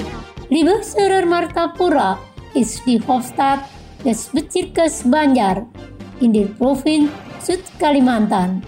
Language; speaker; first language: German; non-native, fluent; Indonesian